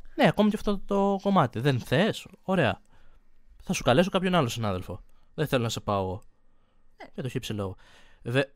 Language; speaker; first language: Greek; native; Greek